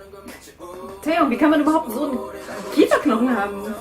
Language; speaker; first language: German; native; German